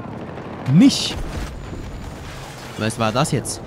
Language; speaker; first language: German; native; German